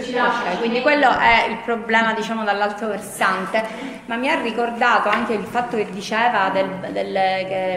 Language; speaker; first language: Italian; native; Italian